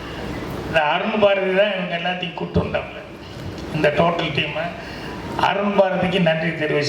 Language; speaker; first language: Tamil; native; Tamil